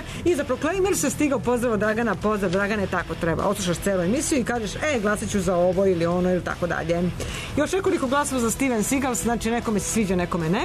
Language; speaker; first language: Serbian; native; Serbian